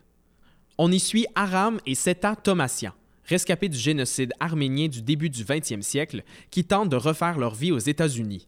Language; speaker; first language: French; native; French